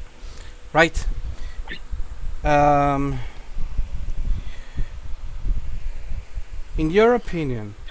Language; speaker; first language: English; non-native, fluent; Spanish